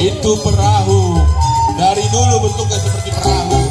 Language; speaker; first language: Indonesian; native; Indonesian